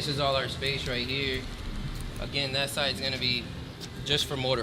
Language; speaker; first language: English; native; English